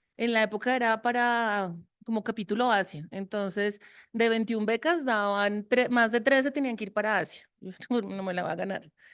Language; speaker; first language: Spanish; early bilingual, other home language; French